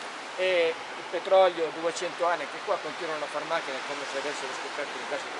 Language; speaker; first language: Italian; native; Italian